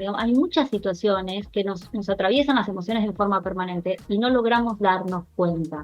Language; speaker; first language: Spanish; native; Spanish